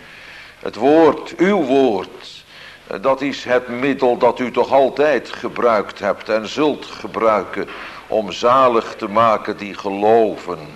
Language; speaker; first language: Dutch; native; Dutch